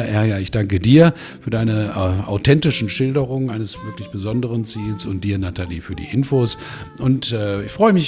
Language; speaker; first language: German; native; German